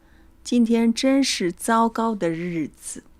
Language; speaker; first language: Chinese; native; Chinese